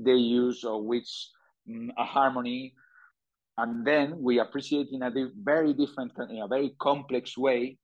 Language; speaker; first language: English; non-native, fluent; Spanish